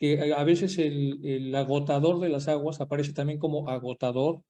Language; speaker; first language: Spanish; native; Spanish